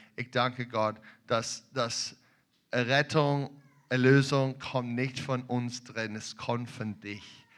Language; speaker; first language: German; non-native, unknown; English